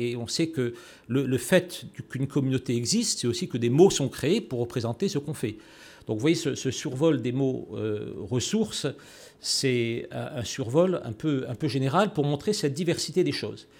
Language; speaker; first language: French; native; French